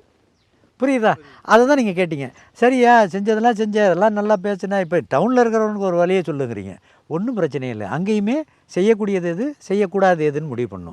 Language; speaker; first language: Tamil; native; Tamil